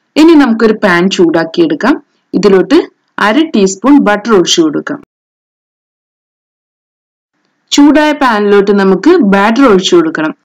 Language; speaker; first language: Malayalam; native; Malayalam